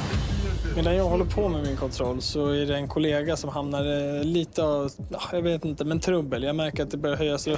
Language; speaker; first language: Swedish; native; Swedish